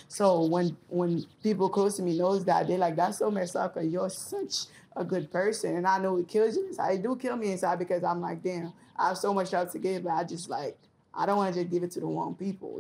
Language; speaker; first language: English; early bilingual, other home language; Haitian Creole